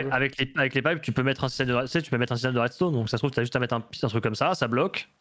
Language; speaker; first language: French; native; French